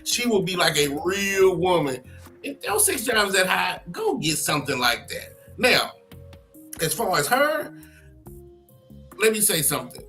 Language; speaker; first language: English; native; English